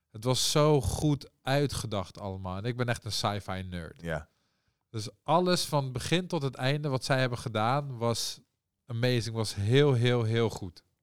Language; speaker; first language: Dutch; early bilingual, other home language; Persian